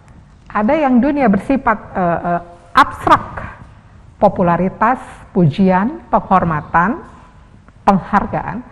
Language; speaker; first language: Indonesian; native; Indonesian